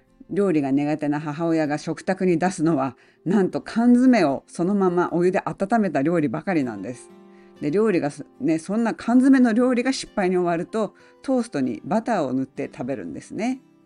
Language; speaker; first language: Japanese; native; Japanese